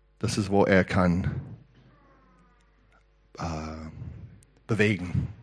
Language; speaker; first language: German; non-native, learner; English